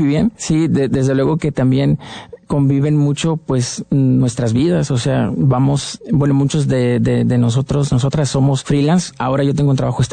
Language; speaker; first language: Spanish; native; Spanish